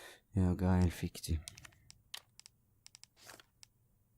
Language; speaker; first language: German; native; German